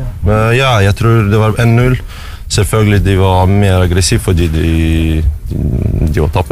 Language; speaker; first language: Norwegian; non-native, learner; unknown